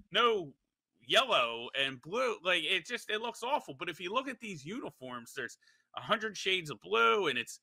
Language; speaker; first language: English; native; English